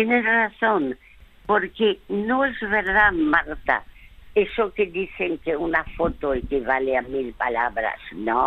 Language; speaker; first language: Spanish; early bilingual, other home language; French